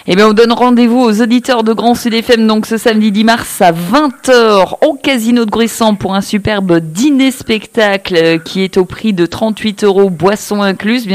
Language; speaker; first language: French; native; French